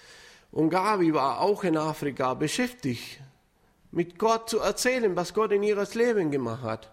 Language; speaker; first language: German; non-native, fluent; Spanish